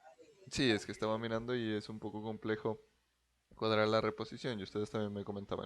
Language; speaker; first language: Spanish; native; Spanish